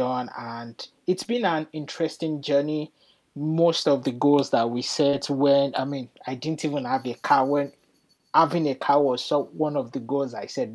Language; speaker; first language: English; non-native, local second language; Yoruba